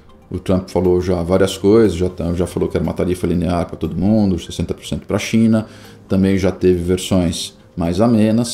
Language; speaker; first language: Portuguese; native; Portuguese